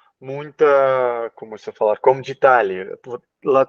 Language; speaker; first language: Portuguese; non-native, learner; Russian